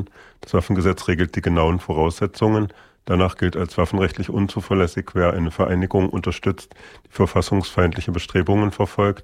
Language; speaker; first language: German; native; German